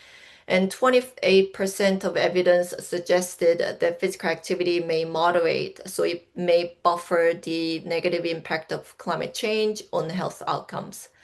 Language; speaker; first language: English; non-native, fluent; Korean